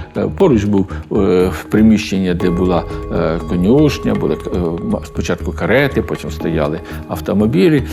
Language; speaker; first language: Ukrainian; native; Ukrainian